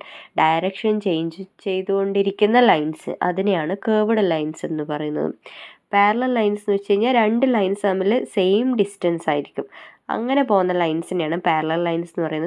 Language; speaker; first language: Malayalam; native; Malayalam